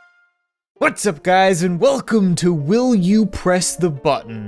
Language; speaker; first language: English; native; English